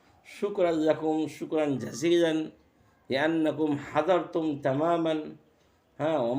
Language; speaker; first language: Arabic; non-native, fluent; Bangla